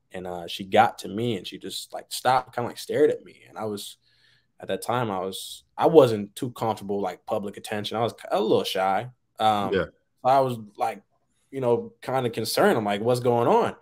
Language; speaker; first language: English; native; English